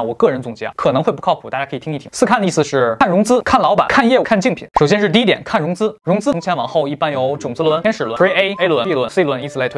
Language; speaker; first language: Chinese; native; Chinese